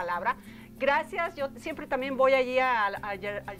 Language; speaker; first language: Spanish; native; Spanish